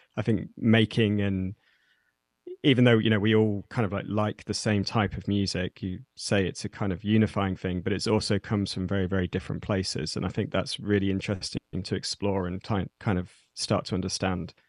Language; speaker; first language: English; native; English